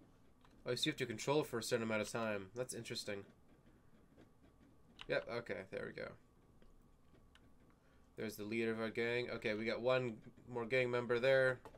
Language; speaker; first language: English; native; English